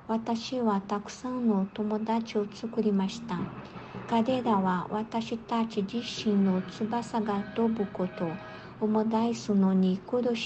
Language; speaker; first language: Japanese; non-native, learner; Portuguese